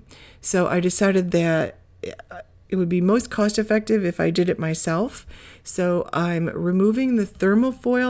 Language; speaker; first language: English; native; English